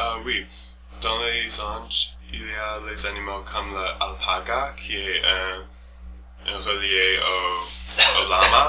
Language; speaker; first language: French; non-native, learner; English